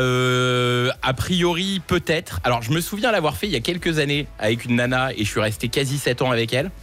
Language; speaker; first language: French; native; French